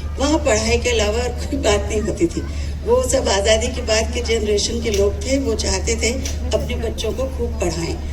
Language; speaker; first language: Hindi; non-native, local second language; Odia